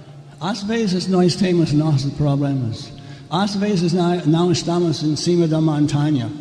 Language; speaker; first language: Portuguese; non-native, fluent; English